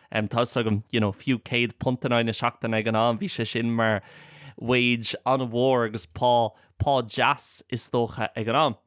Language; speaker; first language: Irish; non-native, local second language; English